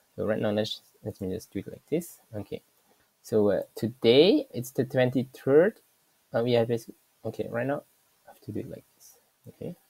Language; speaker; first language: English; non-native, fluent; German